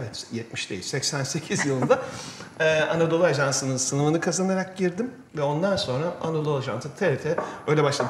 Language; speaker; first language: Turkish; native; Turkish